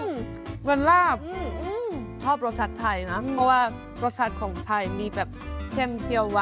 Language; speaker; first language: Thai; non-native, fluent; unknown